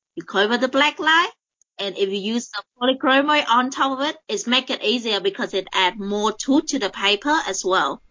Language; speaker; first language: English; non-native, fluent; Vietnamese